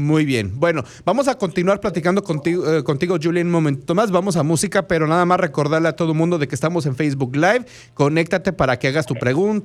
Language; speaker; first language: Spanish; native; Spanish